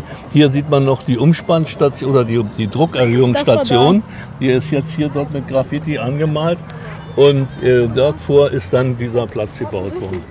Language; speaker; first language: German; native; German